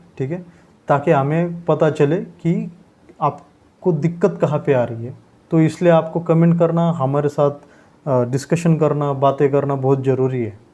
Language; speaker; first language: Hindi; non-native, local second language; Marathi